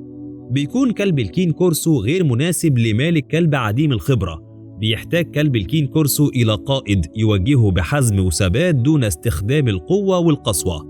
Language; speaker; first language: Arabic; native; Arabic